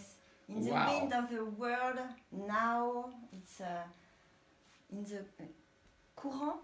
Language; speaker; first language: English; non-native, learner; French